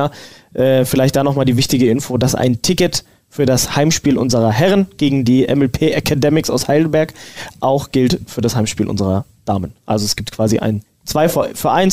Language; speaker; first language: German; native; German